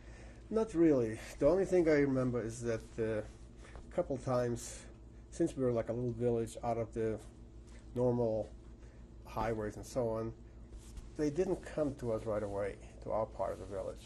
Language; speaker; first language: English; early bilingual, other home language; Yiddish